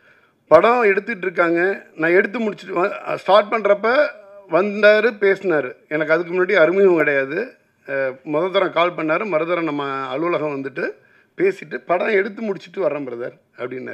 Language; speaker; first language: Tamil; native; Tamil